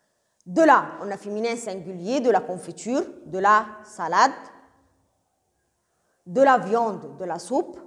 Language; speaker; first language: French; non-native, local second language; Arabic